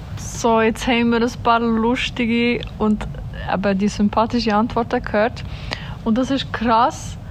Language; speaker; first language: German; early bilingual, other home language; Swiss German